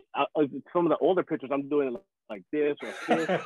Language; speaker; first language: English; early bilingual, other home language; Filipino